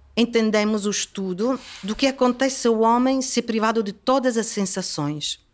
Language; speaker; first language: Portuguese; non-native, fluent; Italian